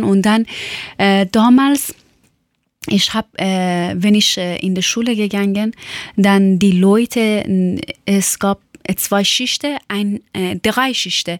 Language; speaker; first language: German; non-native, learner; Persian